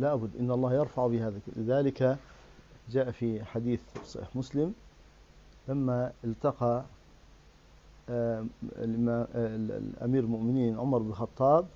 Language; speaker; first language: Arabic; native; Arabic